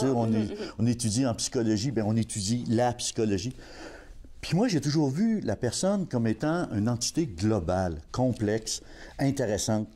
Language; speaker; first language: French; native; French